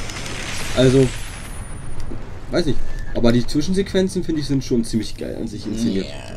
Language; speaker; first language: German; native; German